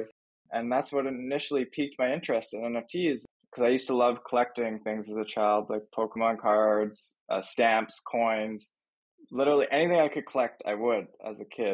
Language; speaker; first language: English; native; English